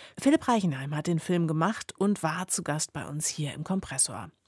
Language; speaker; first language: German; native; German